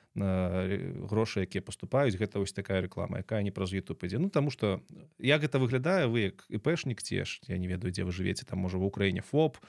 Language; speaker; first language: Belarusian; native; Belarusian